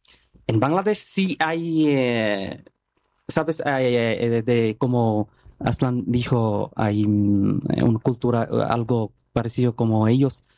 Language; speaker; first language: Spanish; non-native, learner; Bangla